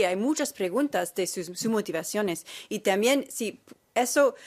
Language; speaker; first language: Spanish; non-native, fluent; English